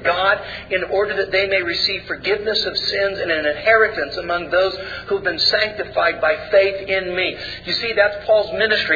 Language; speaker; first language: English; native; English